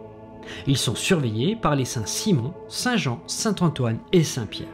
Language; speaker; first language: French; native; French